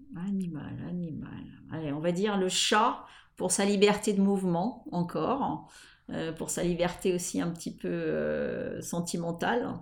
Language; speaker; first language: French; native; French